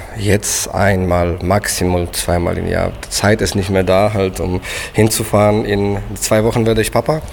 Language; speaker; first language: German; non-native, fluent; Polish